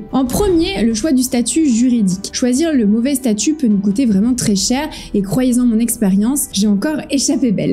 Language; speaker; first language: French; native; French